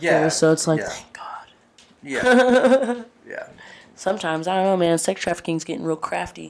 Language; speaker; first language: English; native; English